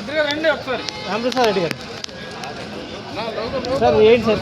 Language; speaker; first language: Telugu; native; Telugu